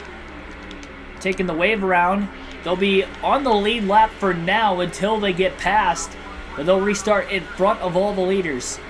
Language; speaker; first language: English; native; English